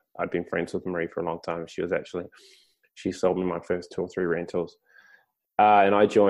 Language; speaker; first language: English; native; English